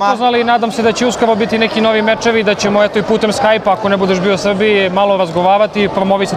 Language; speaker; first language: Serbian; native; Serbian